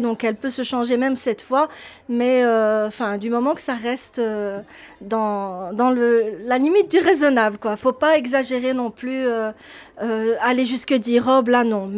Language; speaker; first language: French; early bilingual, other home language; Arabic